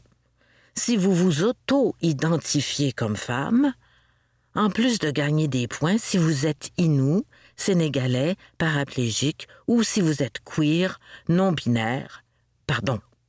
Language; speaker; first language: French; native; French